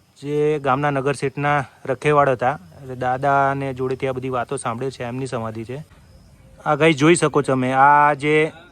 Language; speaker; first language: Gujarati; native; Gujarati